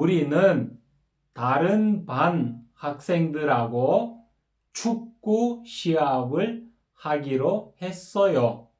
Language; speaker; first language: Korean; non-native, fluent; Kyrgyz